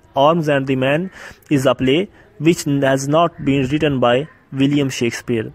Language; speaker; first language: English; non-native, local second language; Urdu